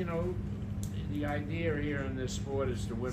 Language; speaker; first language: English; native; English